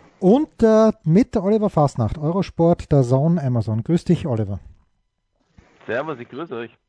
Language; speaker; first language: German; native; German